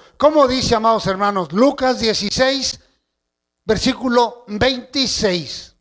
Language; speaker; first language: Spanish; native; Spanish